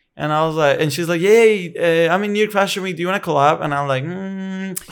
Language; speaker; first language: English; non-native, fluent; Spanish